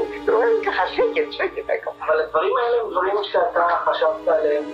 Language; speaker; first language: Hebrew; non-native, fluent; Polish